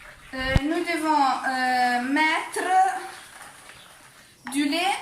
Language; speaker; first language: French; non-native, learner; Italian